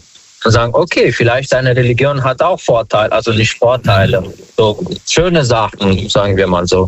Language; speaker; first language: German; non-native, fluent; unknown